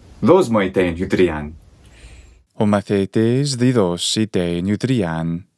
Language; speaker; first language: Greek; non-native, fluent; English